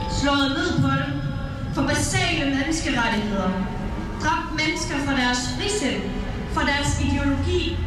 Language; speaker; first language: Danish; early bilingual, other home language; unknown